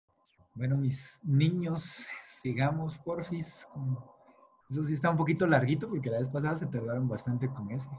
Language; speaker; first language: Spanish; native; Spanish